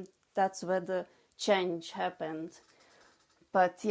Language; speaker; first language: English; non-native, fluent; Czech